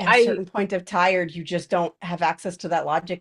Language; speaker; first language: English; native; English